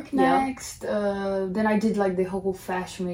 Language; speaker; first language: English; non-native, fluent; Portuguese